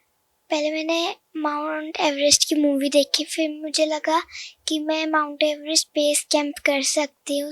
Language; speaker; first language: Hindi; non-native, local second language; Punjabi